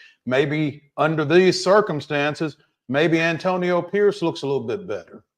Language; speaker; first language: English; native; English